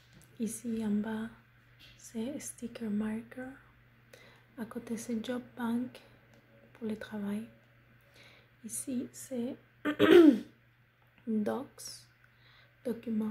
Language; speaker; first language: French; non-native, fluent; Spanish